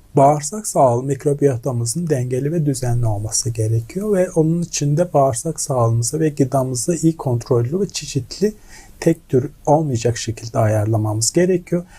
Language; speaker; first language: Turkish; non-native, fluent; Mongolian